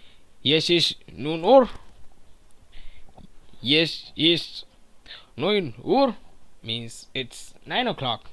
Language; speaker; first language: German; non-native, learner; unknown